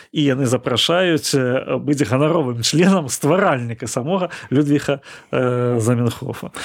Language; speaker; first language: Belarusian; non-native, local second language; Russian